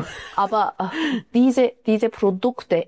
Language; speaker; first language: German; non-native, fluent; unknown